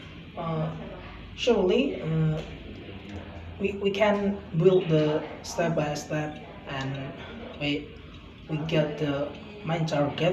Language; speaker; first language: English; non-native, learner; Indonesian